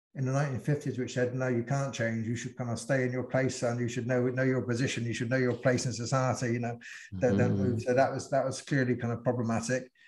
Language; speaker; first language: English; native; English